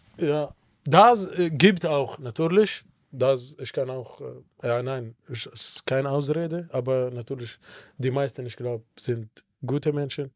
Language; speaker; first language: German; non-native, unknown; Arabic